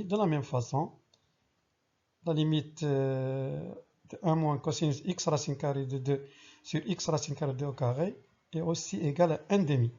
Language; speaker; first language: French; non-native, local second language; Arabic